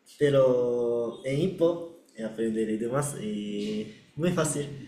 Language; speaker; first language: Spanish; non-native, learner; Japanese